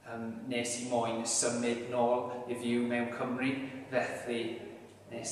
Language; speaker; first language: Welsh; non-native, learner; English